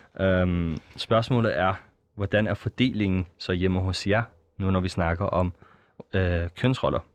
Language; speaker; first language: Danish; early bilingual, other home language; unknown